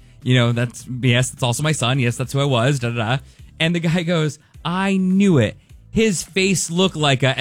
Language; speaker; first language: English; native; English